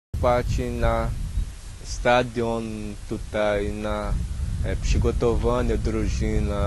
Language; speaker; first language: Polish; non-native, learner; Portuguese